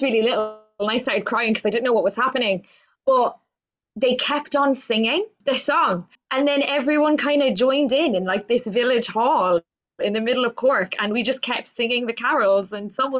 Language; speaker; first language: English; native; English